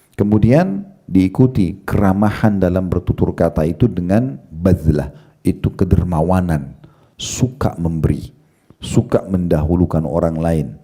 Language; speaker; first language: Indonesian; native; Indonesian